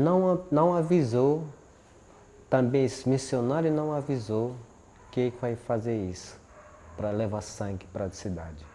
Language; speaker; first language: Portuguese; non-native, local second language; Yanomámi